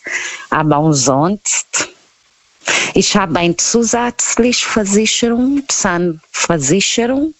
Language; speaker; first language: German; non-native, learner; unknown